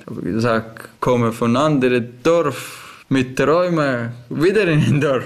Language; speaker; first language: German; non-native, learner; Persian